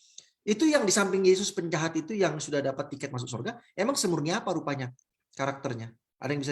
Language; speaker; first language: Indonesian; native; Indonesian